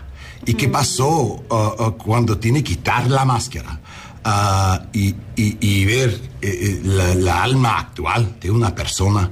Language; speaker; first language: Spanish; non-native, learner; English